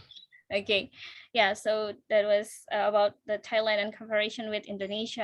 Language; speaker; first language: English; non-native, fluent; Indonesian